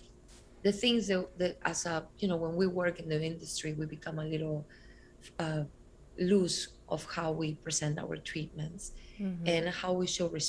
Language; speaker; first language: English; non-native, fluent; Spanish